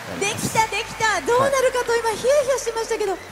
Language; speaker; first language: Japanese; native; Japanese